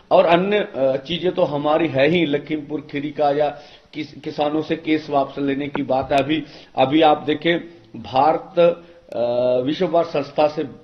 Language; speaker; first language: Hindi; non-native, local second language; Punjabi